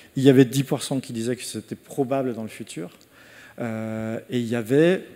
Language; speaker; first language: French; non-native, fluent; Danish